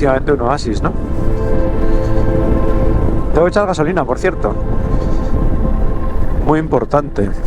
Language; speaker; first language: Spanish; native; Spanish